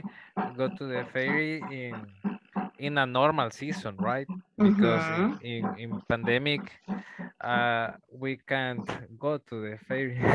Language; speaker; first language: English; non-native, learner; Spanish